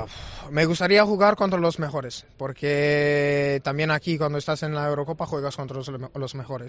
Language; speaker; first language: Spanish; non-native, fluent; Romanian